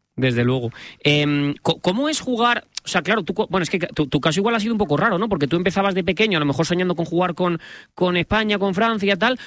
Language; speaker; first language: Spanish; native; Spanish